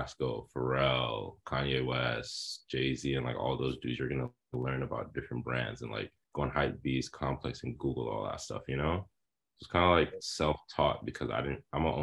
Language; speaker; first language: English; native; English